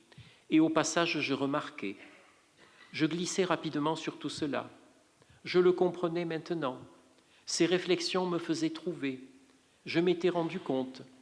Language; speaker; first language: French; native; French